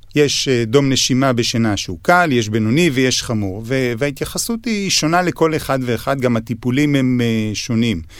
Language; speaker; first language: Hebrew; native; Hebrew